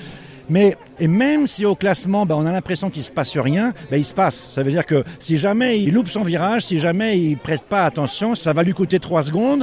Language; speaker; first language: French; native; French